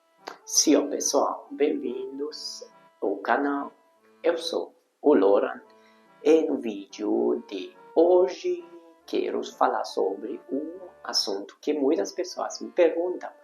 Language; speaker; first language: Portuguese; non-native, fluent; Hungarian